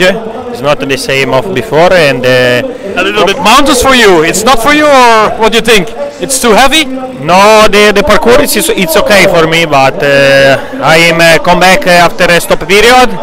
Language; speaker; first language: English; non-native, learner; Italian